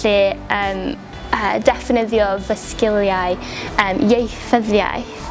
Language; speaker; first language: Welsh; non-native, local second language; English